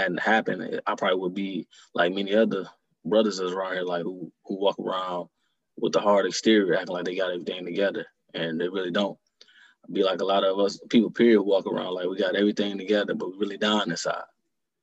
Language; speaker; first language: English; native; English